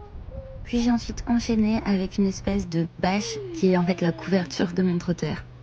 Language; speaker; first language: French; native; French